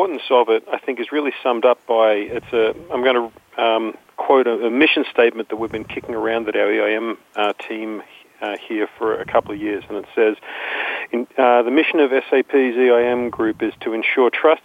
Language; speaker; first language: English; native; English